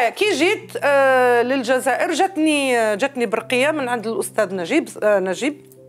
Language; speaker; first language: Arabic; native; Arabic